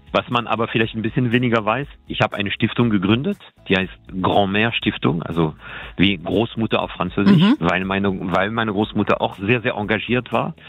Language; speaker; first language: German; non-native, fluent; French